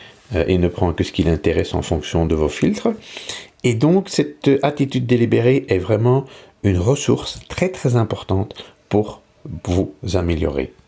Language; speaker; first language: French; native; French